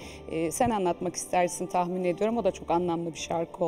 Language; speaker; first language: Turkish; native; Turkish